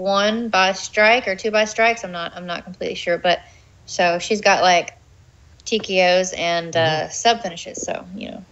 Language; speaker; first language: English; native; English